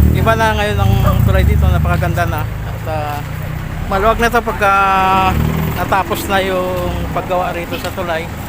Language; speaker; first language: Filipino; native; Filipino